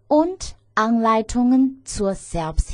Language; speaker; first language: German; non-native, fluent; Chinese